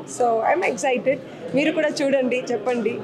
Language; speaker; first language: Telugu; non-native, learner; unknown